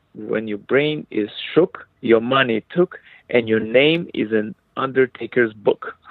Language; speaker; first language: English; non-native, fluent; Hebrew